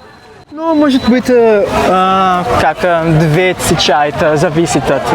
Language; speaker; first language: Russian; non-native, learner; Portuguese